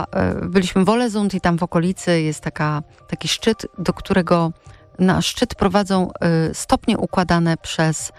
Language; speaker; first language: Polish; native; Polish